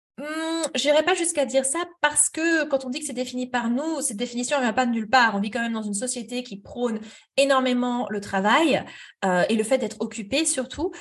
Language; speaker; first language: French; native; French